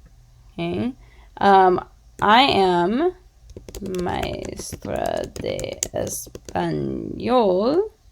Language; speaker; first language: Spanish; non-native, fluent; English